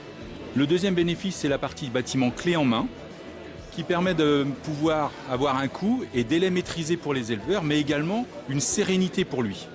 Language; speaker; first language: French; native; French